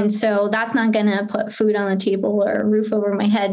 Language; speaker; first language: English; early bilingual, other home language; Spanish